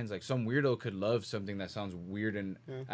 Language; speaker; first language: English; early bilingual, other home language; Spanish